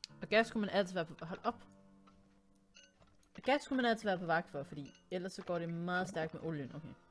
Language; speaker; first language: Danish; native; Danish